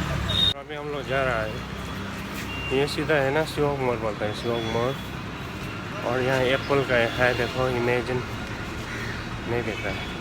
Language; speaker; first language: Hindi; non-native, local second language; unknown